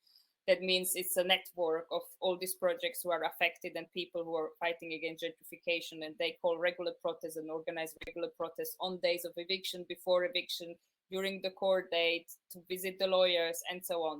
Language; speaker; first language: English; non-native, fluent; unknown